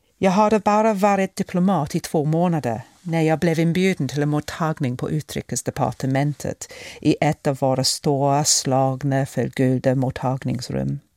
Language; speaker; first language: Swedish; non-native, fluent; English